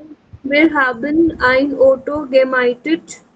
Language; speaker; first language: German; non-native, learner; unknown